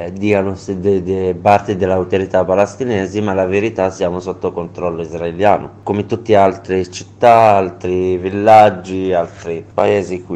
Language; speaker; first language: Italian; non-native, learner; Arabic